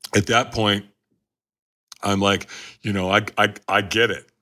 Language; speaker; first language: English; native; English